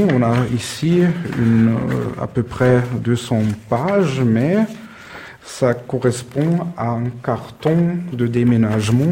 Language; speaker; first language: French; non-native, fluent; German